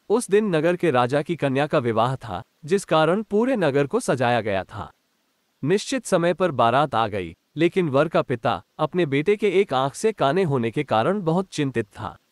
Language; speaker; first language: Hindi; non-native, local second language; Gujarati